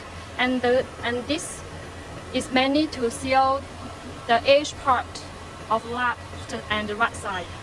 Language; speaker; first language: English; non-native, learner; Chinese